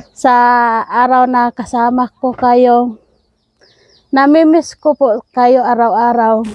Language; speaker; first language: Filipino; non-native, local second language; Cebuano